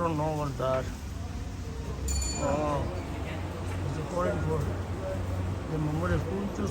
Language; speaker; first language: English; non-native, learner; Tibetan